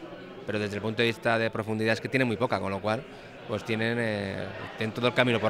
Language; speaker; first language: Spanish; native; Spanish